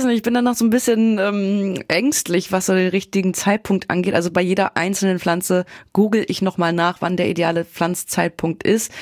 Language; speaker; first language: German; native; German